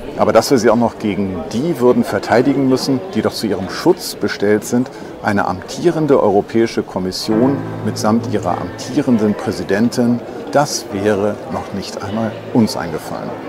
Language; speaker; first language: German; native; German